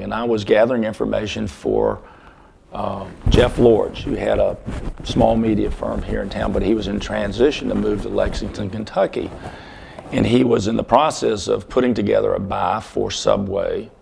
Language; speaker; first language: English; native; English